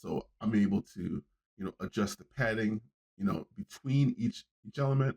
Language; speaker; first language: English; native; English